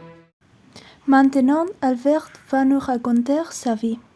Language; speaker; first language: French; non-native, learner; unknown